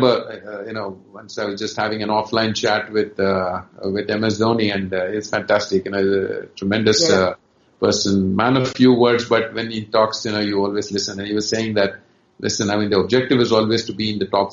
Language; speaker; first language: English; non-native, local second language; Kannada